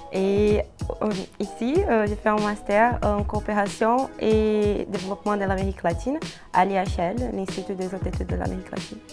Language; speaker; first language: French; non-native, fluent; Portuguese